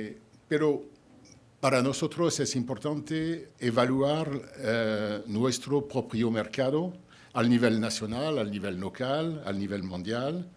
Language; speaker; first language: Spanish; non-native, fluent; French